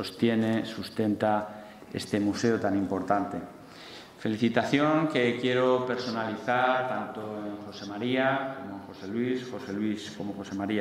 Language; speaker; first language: Spanish; native; Spanish